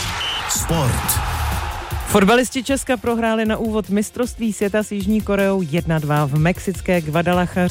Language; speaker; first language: Czech; native; Czech